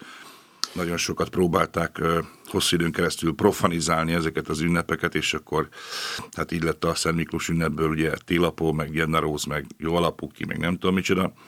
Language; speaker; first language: Hungarian; native; Hungarian